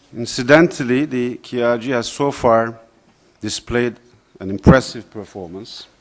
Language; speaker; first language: English; non-native, fluent; Turkish